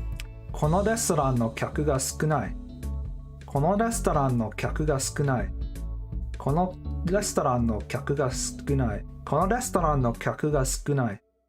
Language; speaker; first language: Japanese; non-native, learner; English